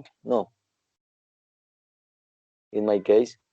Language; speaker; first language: English; non-native, learner; Spanish